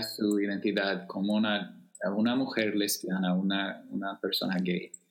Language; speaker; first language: Spanish; non-native, fluent; English